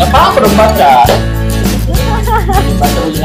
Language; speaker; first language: Indonesian; native; Indonesian